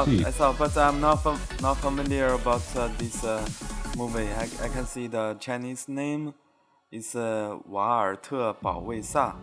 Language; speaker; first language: English; non-native, learner; Chinese